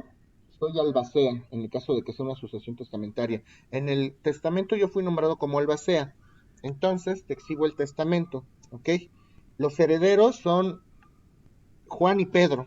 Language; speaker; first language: Spanish; native; Spanish